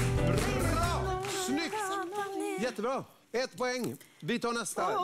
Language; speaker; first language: Swedish; native; Swedish